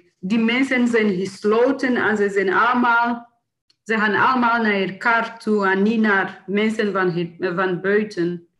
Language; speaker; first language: Dutch; non-native, learner; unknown